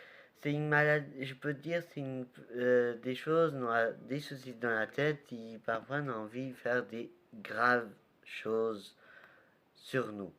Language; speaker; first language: French; non-native, learner; Portuguese